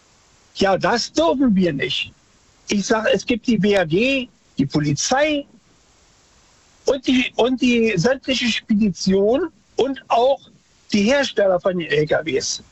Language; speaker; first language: German; native; German